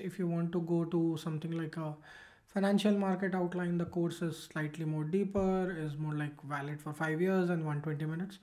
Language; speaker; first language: English; non-native, local second language; Hindi